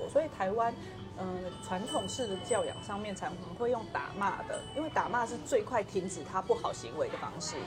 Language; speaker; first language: Chinese; native; Chinese